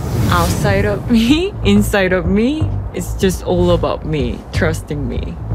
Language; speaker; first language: English; non-native, fluent; Korean